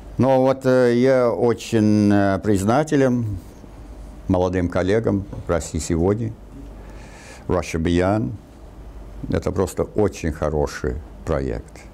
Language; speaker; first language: Russian; non-native, fluent; English